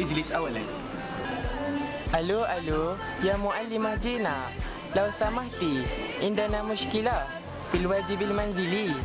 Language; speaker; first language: Arabic; non-native, learner; Malay